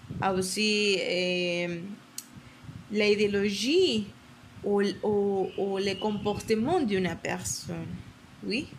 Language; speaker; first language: French; non-native, learner; Spanish